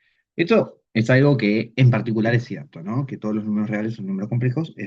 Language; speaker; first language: Spanish; native; Spanish